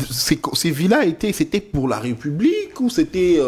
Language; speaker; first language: French; non-native, local second language; Lingala